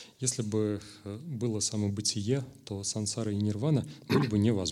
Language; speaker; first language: Russian; native; Russian